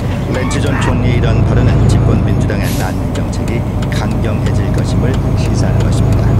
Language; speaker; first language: Korean; native; Korean